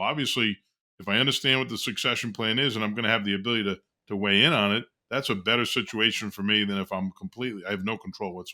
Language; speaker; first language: English; native; English